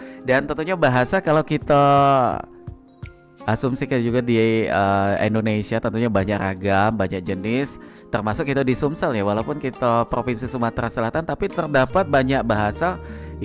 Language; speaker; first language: Indonesian; native; Indonesian